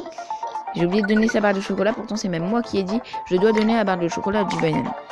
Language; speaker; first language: French; native; French